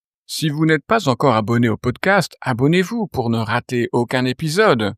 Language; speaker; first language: French; native; French